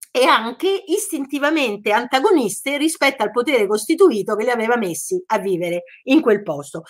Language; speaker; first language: Italian; native; Italian